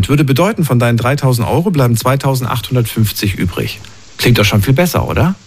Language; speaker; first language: German; native; German